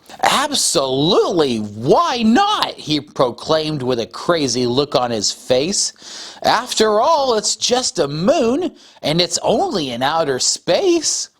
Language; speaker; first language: English; native; English